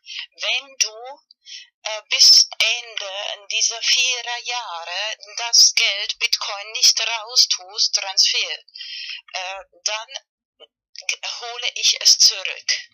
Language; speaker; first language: German; non-native, fluent; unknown